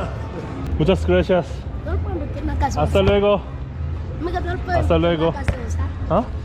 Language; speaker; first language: Spanish; non-native, learner; Korean